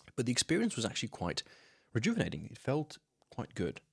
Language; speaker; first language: English; non-native, fluent; Slovenian